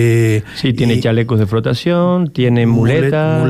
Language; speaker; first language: Spanish; native; Spanish